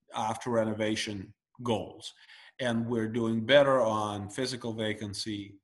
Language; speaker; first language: English; early bilingual, other home language; Russian